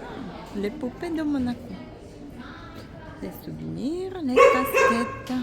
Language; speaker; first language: French; non-native, fluent; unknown